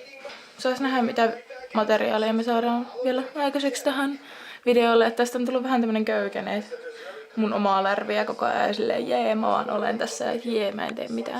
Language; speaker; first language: Finnish; native; Finnish